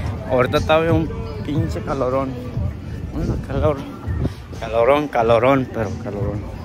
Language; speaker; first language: Spanish; early bilingual, heritage; Spanish